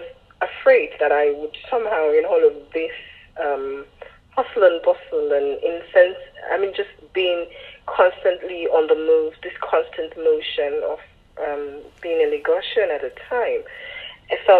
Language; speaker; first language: English; non-native, local second language; Yoruba